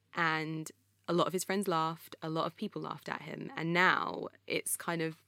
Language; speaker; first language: English; native; English